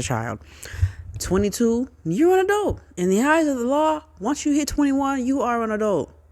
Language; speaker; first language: English; native; English